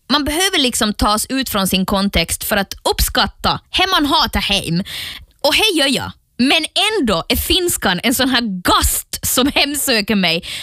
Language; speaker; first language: Swedish; native; Swedish